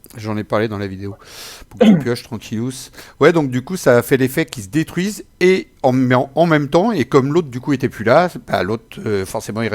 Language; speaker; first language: French; native; French